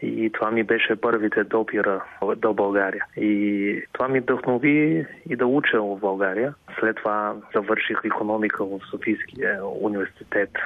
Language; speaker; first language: Bulgarian; non-native, fluent; Chinese